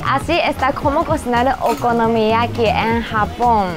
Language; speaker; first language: Spanish; non-native, learner; Japanese